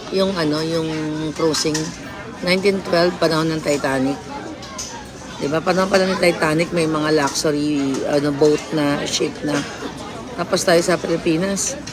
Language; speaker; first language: Filipino; non-native, local second language; Cebuano